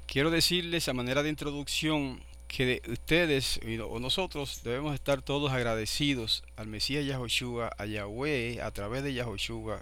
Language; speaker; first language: Spanish; native; Spanish